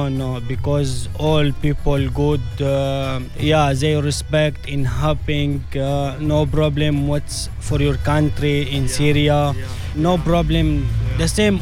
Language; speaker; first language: English; non-native, learner; Arabic